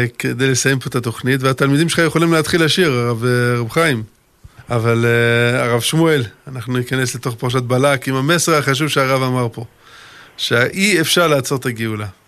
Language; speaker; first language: Hebrew; early bilingual, other home language; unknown